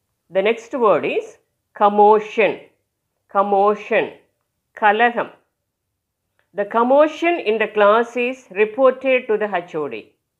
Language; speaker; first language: English; non-native, local second language; Tamil